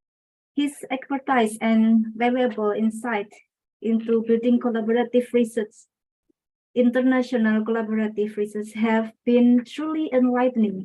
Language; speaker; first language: English; non-native, local second language; Indonesian